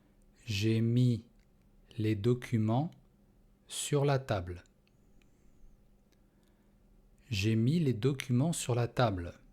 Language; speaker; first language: French; non-native, fluent; Russian